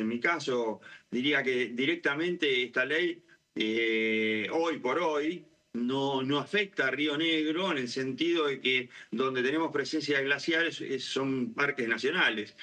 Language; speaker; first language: Spanish; native; Spanish